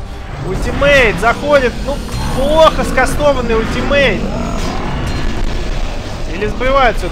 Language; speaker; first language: Russian; native; Russian